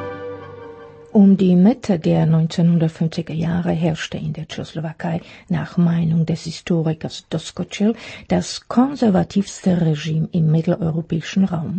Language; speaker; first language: German; non-native, fluent; Czech